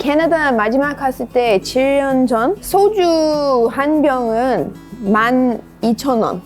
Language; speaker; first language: Korean; non-native, learner; English